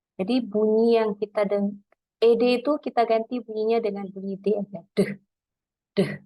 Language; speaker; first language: Indonesian; native; Indonesian